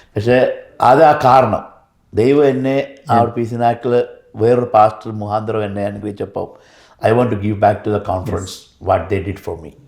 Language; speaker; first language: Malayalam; early bilingual, heritage; Malayalam